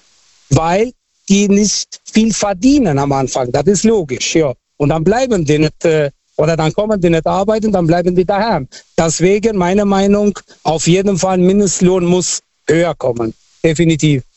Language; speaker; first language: German; non-native, fluent; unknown